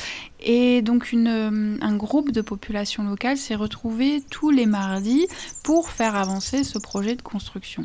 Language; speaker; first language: French; native; French